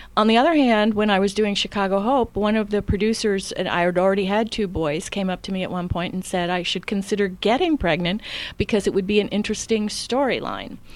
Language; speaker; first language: English; native; English